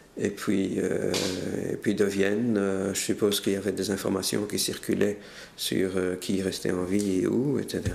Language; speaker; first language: French; early bilingual, other home language; Russian